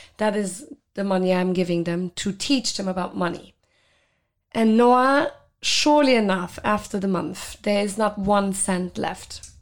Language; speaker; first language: English; non-native, fluent; Luxembourgish